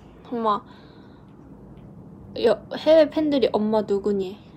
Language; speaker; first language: Korean; early bilingual, heritage; Korean